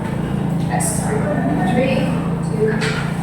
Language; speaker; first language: English; non-native, fluent; Indonesian